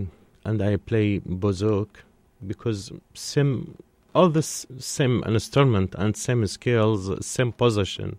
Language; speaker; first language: English; non-native, learner; Arabic